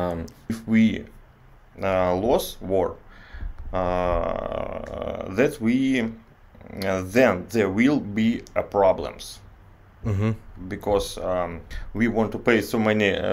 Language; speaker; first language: English; non-native, learner; Russian